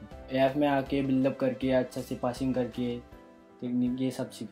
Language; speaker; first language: Hindi; non-native, local second language; Bangla